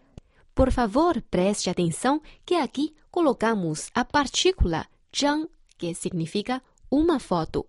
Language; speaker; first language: Portuguese; non-native, fluent; Chinese